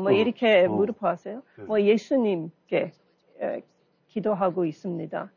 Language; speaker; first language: Korean; non-native, learner; English